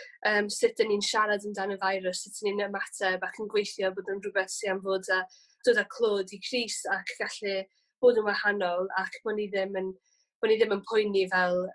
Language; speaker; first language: Welsh; native; Welsh